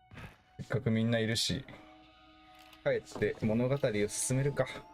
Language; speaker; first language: Japanese; native; Japanese